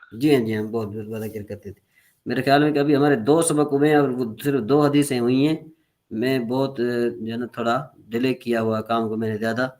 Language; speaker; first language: Urdu; non-native, local second language; Sindhi